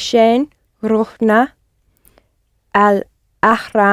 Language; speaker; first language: Arabic; non-native, learner; English